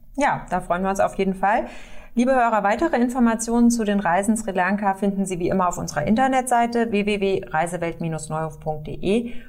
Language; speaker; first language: German; native; German